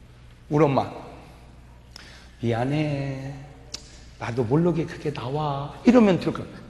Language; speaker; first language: Korean; native; Korean